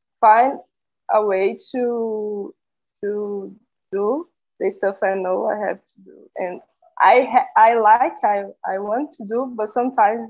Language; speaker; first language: English; non-native, learner; Portuguese